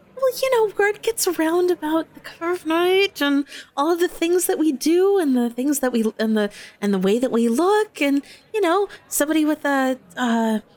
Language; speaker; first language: English; native; English